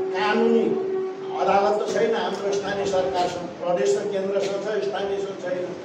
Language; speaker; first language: Nepali; native; Nepali